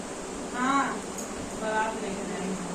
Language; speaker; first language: Hindi; native; Hindi